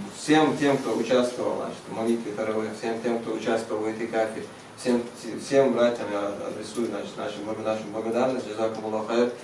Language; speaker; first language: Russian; non-native, local second language; Chechen